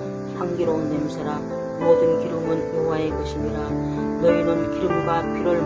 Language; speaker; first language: Korean; native; Korean